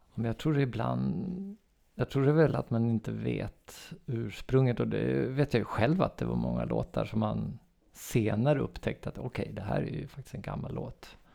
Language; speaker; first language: Swedish; native; Swedish